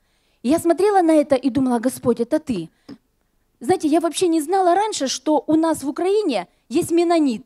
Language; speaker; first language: Russian; native; Russian